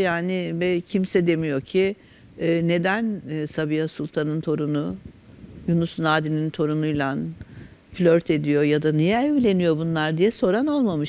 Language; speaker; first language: Turkish; native; Turkish